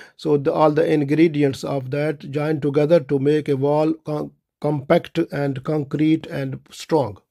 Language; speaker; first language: English; non-native, local second language; Urdu